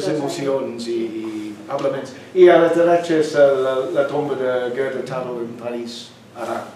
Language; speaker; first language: Spanish; non-native, learner; English